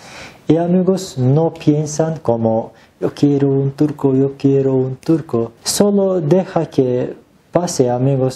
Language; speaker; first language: Spanish; non-native, learner; Turkish